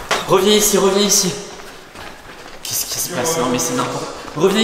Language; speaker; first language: French; native; French